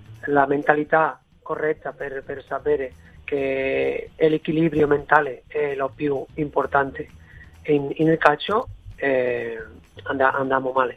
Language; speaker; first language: Italian; non-native, fluent; Spanish